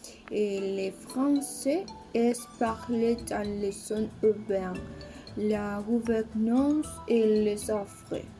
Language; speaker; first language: French; non-native, learner; Spanish